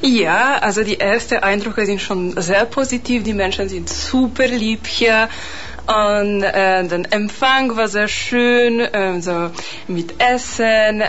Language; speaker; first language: German; non-native, fluent; Polish